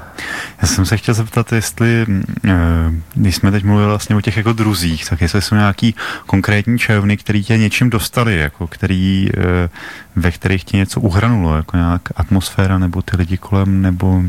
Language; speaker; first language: Czech; native; Czech